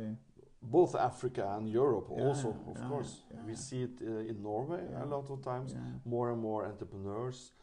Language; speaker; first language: English; non-native, fluent; Norwegian